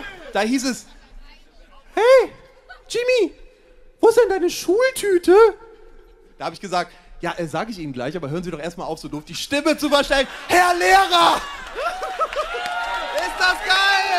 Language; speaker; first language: German; native; German